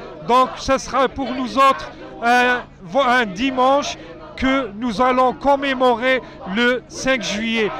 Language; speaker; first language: French; non-native, local second language; Arabic